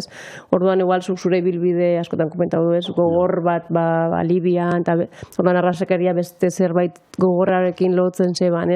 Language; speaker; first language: Basque; native; Basque